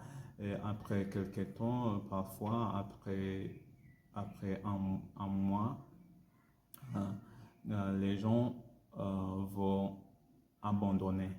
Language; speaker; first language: French; non-native, learner; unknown